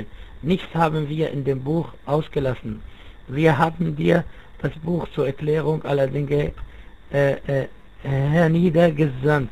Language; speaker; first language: German; non-native, fluent; Arabic